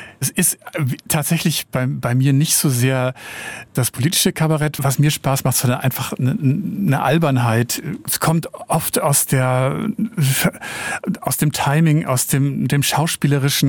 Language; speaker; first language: German; native; German